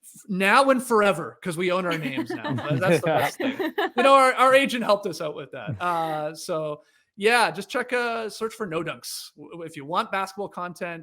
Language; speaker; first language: English; native; English